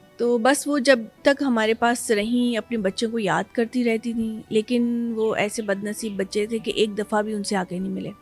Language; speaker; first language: Urdu; native; Urdu